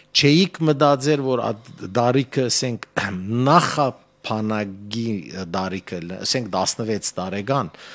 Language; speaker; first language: Armenian; early bilingual, heritage; Armenian